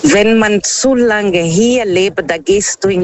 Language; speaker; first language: German; non-native, fluent; Portuguese